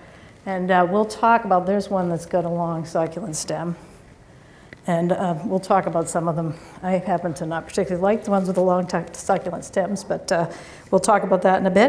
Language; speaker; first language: English; native; English